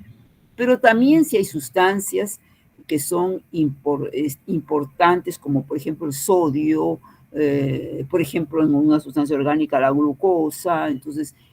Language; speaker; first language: Spanish; native; Spanish